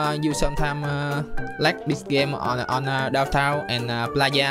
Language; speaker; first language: English; non-native, learner; Vietnamese